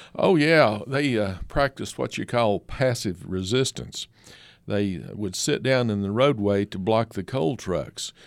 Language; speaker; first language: English; native; English